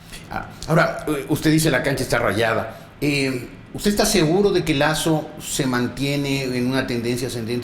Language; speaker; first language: Spanish; native; Spanish